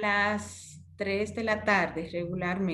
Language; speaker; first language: Spanish; native; Spanish